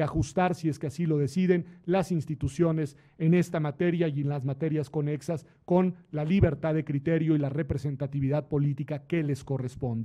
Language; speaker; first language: Spanish; native; Spanish